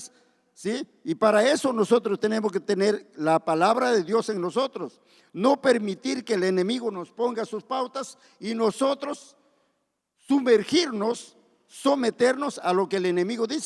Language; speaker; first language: Spanish; native; Spanish